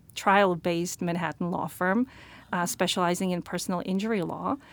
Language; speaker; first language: English; non-native, fluent; Slovak